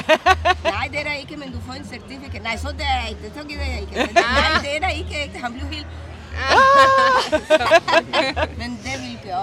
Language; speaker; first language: Danish; non-native, fluent; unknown